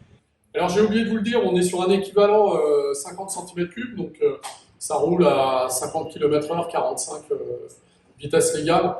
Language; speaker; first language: French; native; French